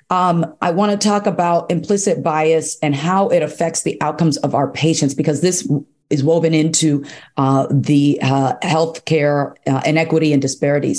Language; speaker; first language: English; native; English